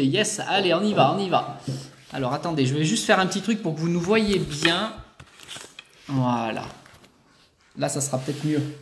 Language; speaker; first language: French; native; French